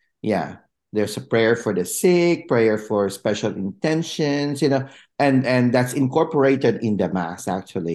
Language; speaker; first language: English; non-native, local second language; Filipino